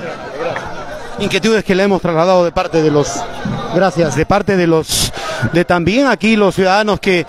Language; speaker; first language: Spanish; native; Spanish